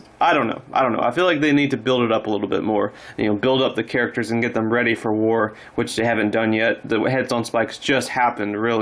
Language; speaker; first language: English; native; English